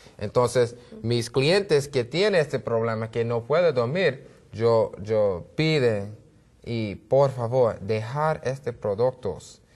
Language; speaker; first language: Spanish; non-native, learner; English